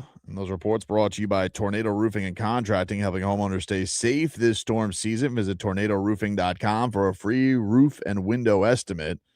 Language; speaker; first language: English; native; English